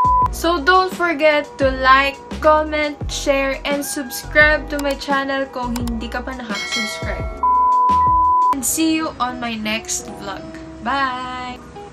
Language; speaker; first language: English; non-native, local second language; Filipino